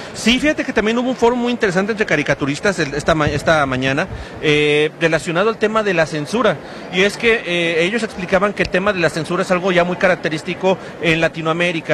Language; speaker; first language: Spanish; native; Spanish